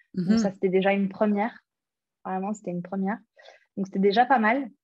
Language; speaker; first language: French; early bilingual, other home language; English